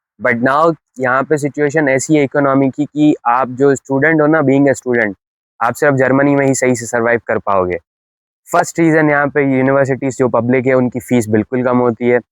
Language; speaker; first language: Urdu; native; Urdu